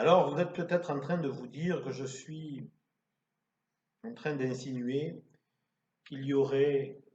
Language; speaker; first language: French; native; French